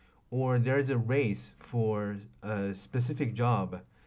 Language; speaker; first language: English; non-native, fluent; Chinese